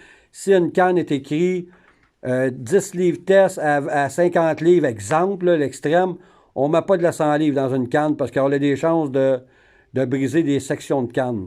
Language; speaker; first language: French; native; French